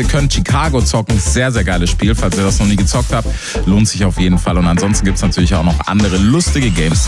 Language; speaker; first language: German; native; German